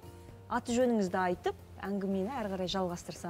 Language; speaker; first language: Kazakh; native; Kazakh